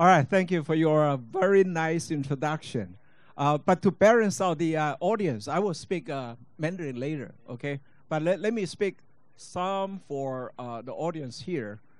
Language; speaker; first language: English; non-native, fluent; Chinese